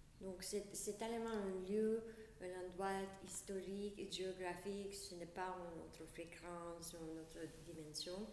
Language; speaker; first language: French; non-native, learner; English